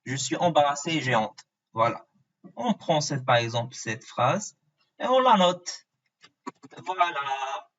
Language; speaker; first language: French; non-native, fluent; Arabic